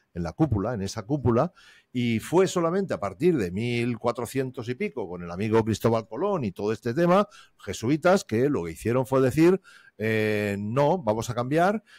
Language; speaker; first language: Spanish; native; Spanish